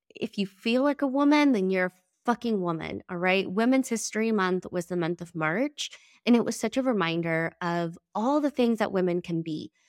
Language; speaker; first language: English; early bilingual, other home language; Spanish